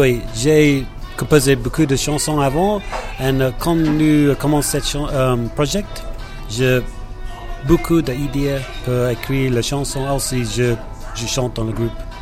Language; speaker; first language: French; non-native, learner; English